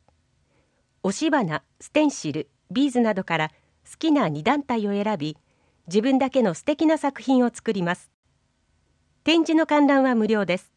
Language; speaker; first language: Japanese; native; Japanese